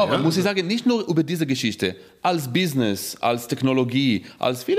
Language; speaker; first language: German; non-native, fluent; Hebrew